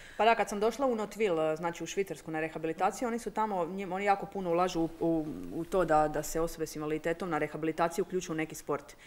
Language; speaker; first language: Croatian; native; Croatian